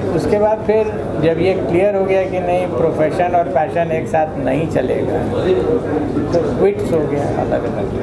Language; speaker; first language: Hindi; native; Hindi